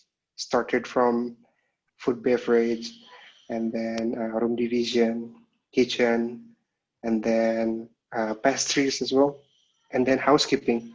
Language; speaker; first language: English; non-native, local second language; Indonesian